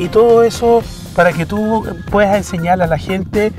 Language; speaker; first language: Spanish; native; Spanish